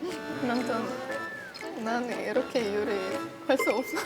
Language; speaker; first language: Korean; non-native, learner; Russian